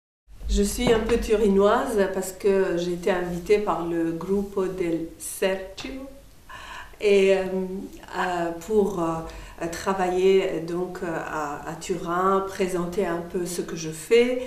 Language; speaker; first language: French; non-native, fluent; Persian